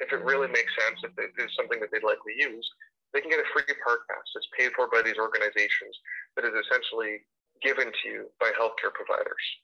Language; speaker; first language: English; native; English